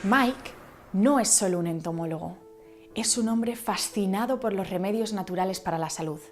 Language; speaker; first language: Spanish; native; Spanish